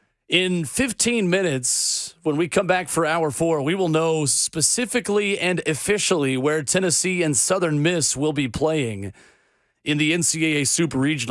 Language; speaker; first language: English; native; English